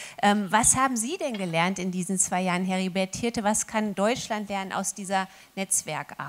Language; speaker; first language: German; native; German